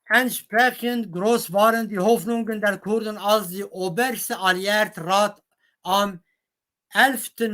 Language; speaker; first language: German; non-native, fluent; Kurdish